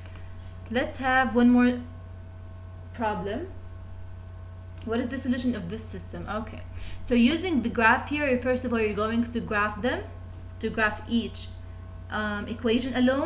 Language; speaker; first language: English; non-native, fluent; Arabic